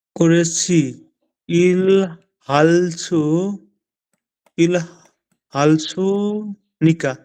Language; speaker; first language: Korean; non-native, learner; Bangla